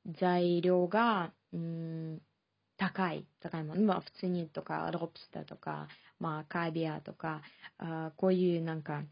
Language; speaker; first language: Japanese; non-native, fluent; Chinese